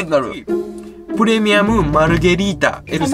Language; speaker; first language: Japanese; native; Japanese